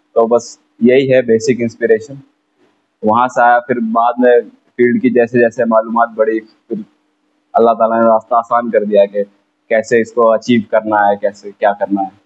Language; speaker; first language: Hindi; native; Hindi